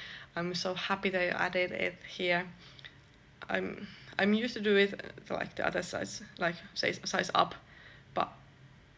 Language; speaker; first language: English; non-native, fluent; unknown